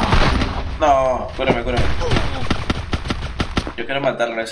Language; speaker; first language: Spanish; native; Spanish